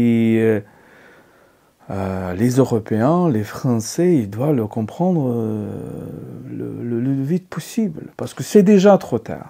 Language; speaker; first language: French; non-native, fluent; Ukrainian